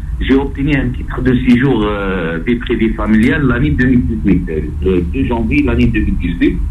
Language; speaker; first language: French; non-native, local second language; Arabic